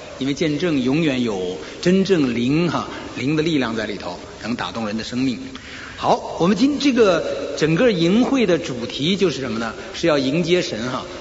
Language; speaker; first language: Chinese; native; Chinese